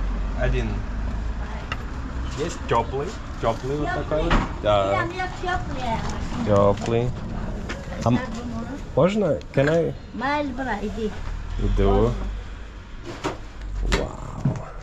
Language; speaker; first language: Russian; non-native, learner; English